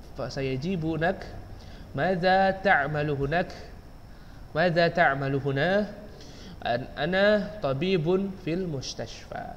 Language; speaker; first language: Arabic; non-native, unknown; Indonesian